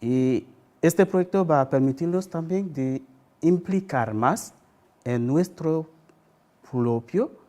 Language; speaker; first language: Spanish; non-native, fluent; Haitian Creole